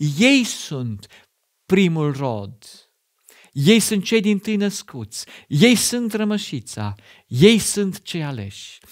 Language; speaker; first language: Romanian; non-native, fluent; German